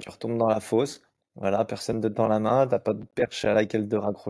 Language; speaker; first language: French; native; French